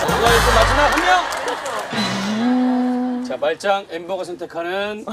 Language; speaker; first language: Korean; native; Korean